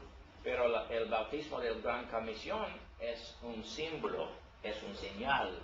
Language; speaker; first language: Spanish; non-native, learner; English